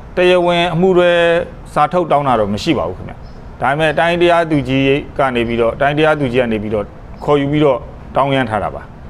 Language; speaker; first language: Burmese; native; Burmese